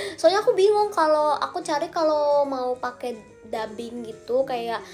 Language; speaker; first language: Indonesian; native; Indonesian